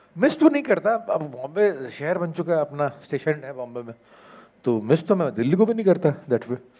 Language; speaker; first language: Hindi; native; Hindi